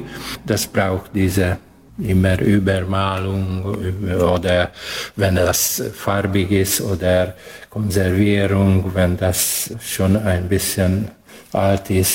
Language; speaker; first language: German; non-native, local second language; Hungarian